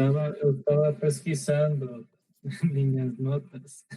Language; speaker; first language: Portuguese; non-native, learner; Spanish